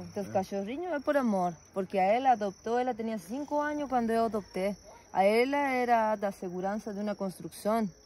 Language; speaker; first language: Portuguese; non-native, learner; Spanish